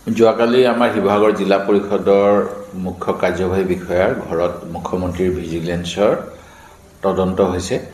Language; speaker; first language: Assamese; native; Assamese